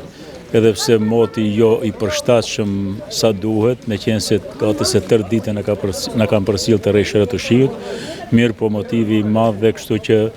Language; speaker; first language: Albanian; native; Albanian